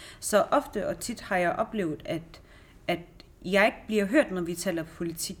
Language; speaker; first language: Danish; early bilingual, other home language; Arabic